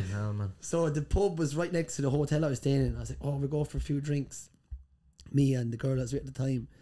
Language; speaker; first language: English; native; English